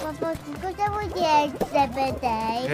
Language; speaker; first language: Italian; early bilingual, heritage; Italian